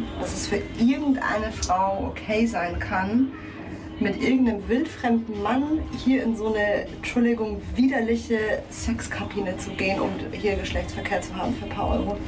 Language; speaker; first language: German; native; German